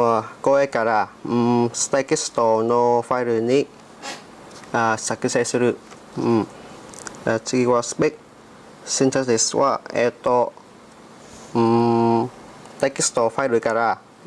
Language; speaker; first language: Japanese; non-native, learner; Vietnamese